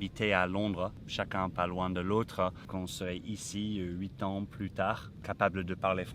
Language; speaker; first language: French; non-native, fluent; English